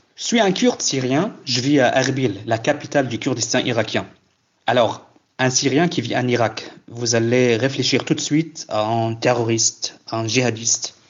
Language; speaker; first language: French; non-native, fluent; Kurdish